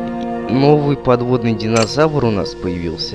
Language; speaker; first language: Russian; native; Russian